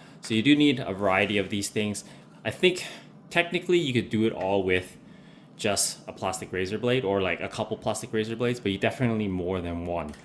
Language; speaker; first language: English; native; English